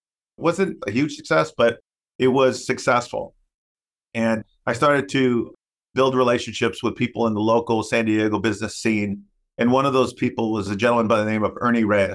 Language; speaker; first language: English; native; English